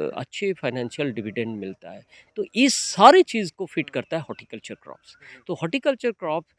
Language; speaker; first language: Hindi; non-native, local second language; Odia